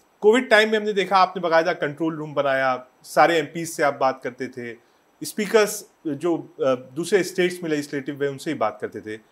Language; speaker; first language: Hindi; native; Hindi